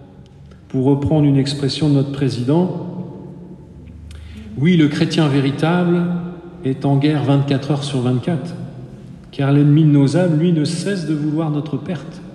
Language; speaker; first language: French; native; French